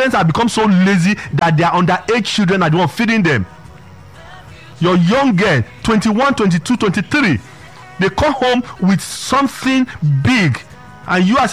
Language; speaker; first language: English; non-native, local second language; Yoruba